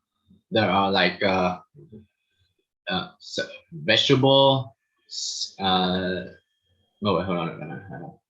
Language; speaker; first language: English; non-native, learner; Vietnamese